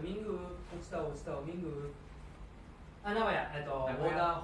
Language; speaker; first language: Chinese; non-native, learner; Japanese